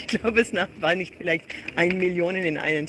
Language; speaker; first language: German; non-native, learner; English